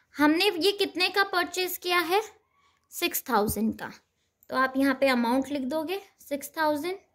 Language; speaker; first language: Hindi; native; Hindi